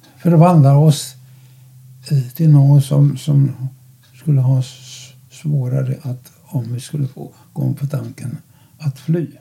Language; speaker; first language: Swedish; non-native, fluent; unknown